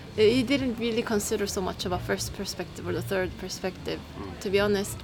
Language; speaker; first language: English; non-native, fluent; Korean